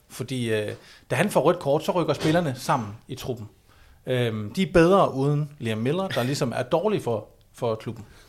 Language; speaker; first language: Danish; native; Danish